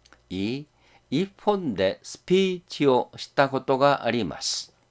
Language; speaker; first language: Japanese; non-native, fluent; Korean